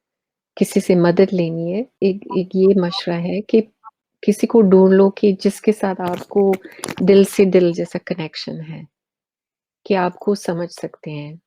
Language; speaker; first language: Hindi; early bilingual, heritage; Hindi